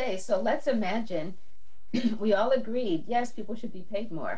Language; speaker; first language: English; native; English